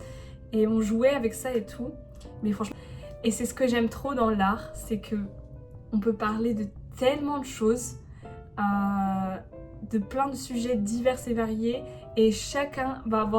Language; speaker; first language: French; native; French